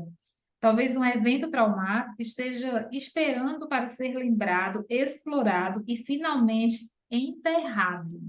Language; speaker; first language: Portuguese; native; Portuguese